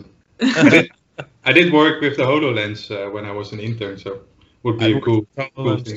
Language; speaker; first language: English; non-native, fluent; Dutch